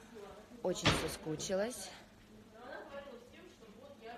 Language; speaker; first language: Russian; native; Russian